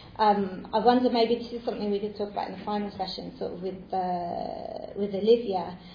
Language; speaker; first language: English; native; English